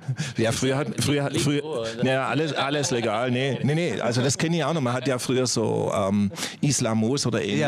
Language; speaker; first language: German; native; German